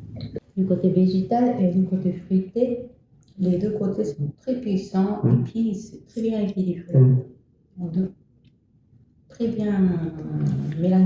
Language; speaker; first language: French; non-native, fluent; Japanese